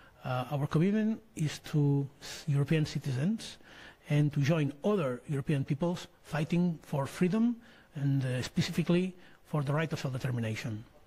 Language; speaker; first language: English; non-native, fluent; Catalan